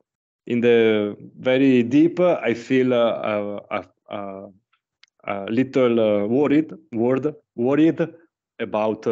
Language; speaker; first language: English; non-native, learner; Italian